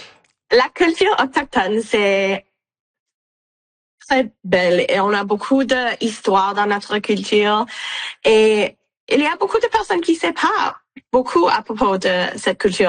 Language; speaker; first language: French; non-native, local second language; English